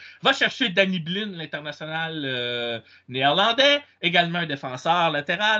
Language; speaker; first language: French; native; French